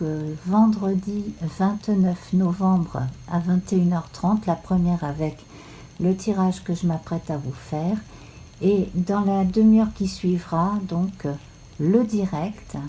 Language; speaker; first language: French; native; French